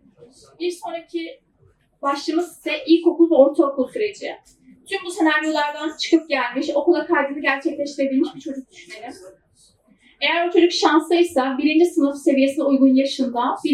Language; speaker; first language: Turkish; native; Turkish